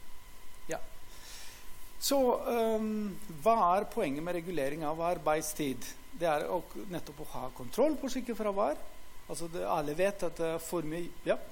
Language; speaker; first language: Norwegian; non-native, fluent; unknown